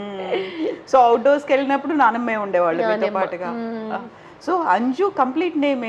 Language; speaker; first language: Telugu; native; Telugu